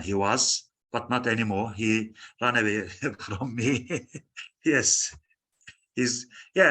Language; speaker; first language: English; non-native, fluent; Turkish